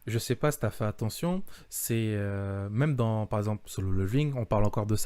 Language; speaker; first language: French; native; French